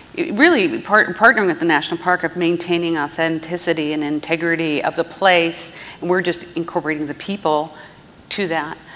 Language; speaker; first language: English; native; English